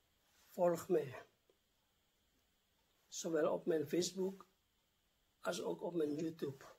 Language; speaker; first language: Dutch; non-native, fluent; Indonesian